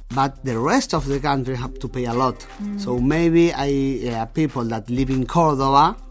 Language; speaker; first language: English; non-native, fluent; Spanish